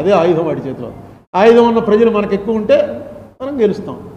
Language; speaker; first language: Telugu; native; Telugu